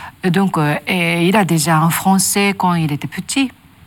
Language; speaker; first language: French; non-native, learner; Japanese